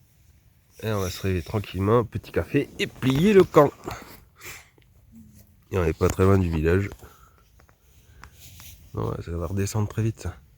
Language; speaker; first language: French; native; French